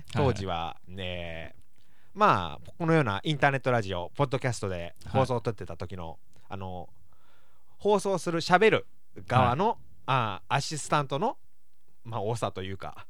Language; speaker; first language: Japanese; native; Japanese